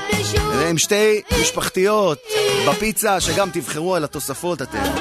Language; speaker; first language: Hebrew; native; Hebrew